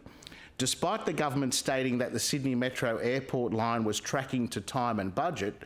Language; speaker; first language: English; native; English